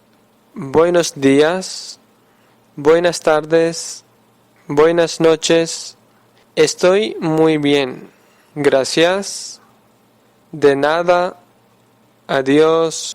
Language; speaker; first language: Spanish; non-native, fluent; Urdu